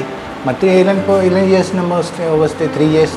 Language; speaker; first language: Filipino; non-native, learner; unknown